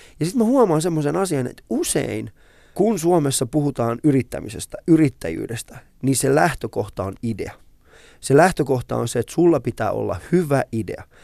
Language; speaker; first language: Finnish; early bilingual, other home language; Persian